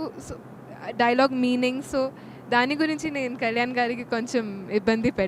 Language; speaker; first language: Telugu; non-native, fluent; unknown